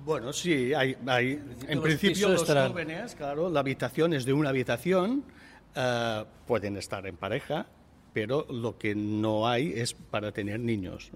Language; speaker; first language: Spanish; native; Spanish